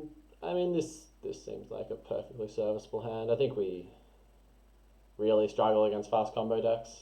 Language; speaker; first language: English; native; English